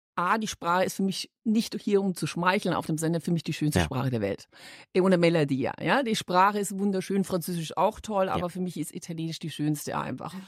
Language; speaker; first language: German; native; German